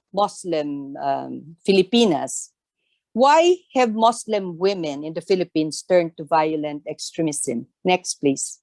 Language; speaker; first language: English; non-native, local second language; Tausug